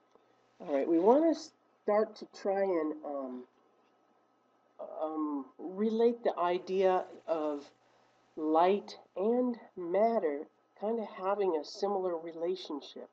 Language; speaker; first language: English; native; English